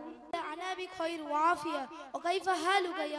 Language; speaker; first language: Arabic; non-native, learner; Bangla